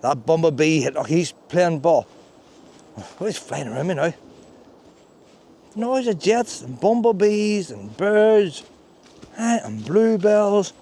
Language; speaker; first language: English; native; English